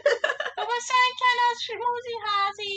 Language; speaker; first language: German; non-native, learner; English